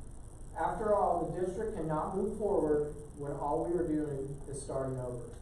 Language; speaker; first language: English; native; English